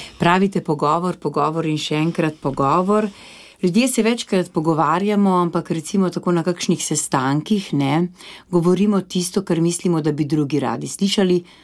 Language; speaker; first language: Slovenian; native; Slovenian